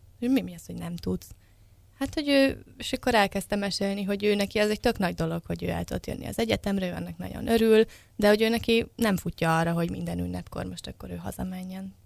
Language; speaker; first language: Hungarian; native; Hungarian